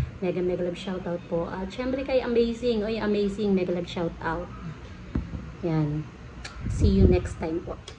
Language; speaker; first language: Filipino; native; Filipino